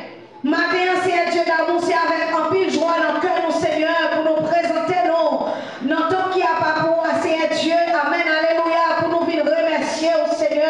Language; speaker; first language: French; non-native, local second language; Haitian Creole